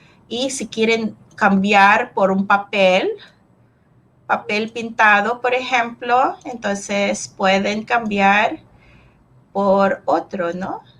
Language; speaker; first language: Spanish; non-native, fluent; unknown